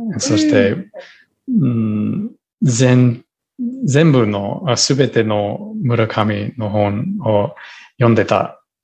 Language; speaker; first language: Japanese; non-native, learner; English